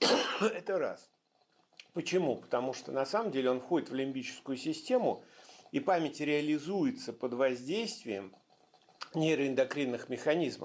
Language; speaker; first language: Russian; native; Russian